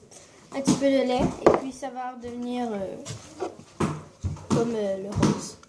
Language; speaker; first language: French; native; French